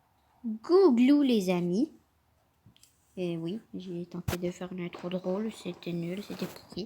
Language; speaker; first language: French; native; French